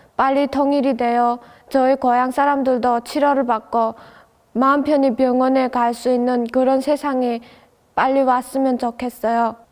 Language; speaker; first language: Korean; native; Korean